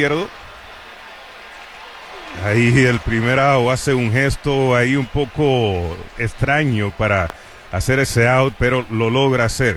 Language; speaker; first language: Spanish; native; Spanish